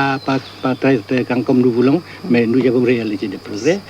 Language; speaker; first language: French; non-native, local second language; Vietnamese